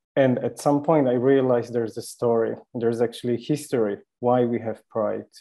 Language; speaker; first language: English; non-native, fluent; Polish